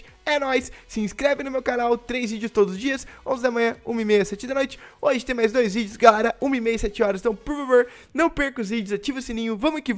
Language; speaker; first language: Portuguese; native; Portuguese